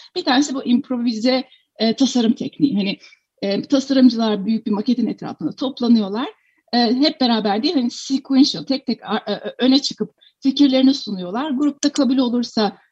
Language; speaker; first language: Turkish; native; Turkish